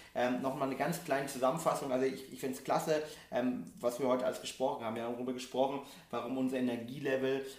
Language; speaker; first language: German; non-native, fluent; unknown